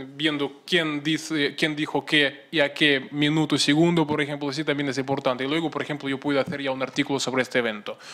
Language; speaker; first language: Spanish; non-native, fluent; Russian